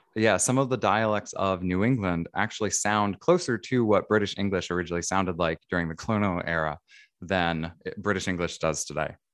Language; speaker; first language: English; native; English